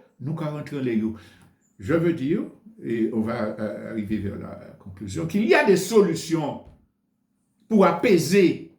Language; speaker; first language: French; native; French